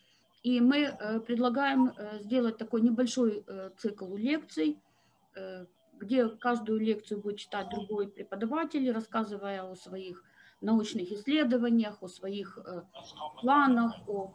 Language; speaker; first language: Russian; native; Russian